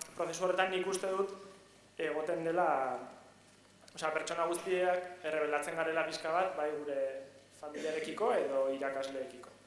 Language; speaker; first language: Basque; non-native, local second language; Spanish